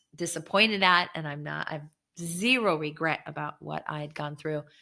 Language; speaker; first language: English; early bilingual, other home language; Hebrew